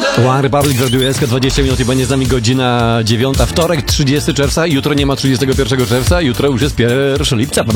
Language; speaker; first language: Polish; native; Polish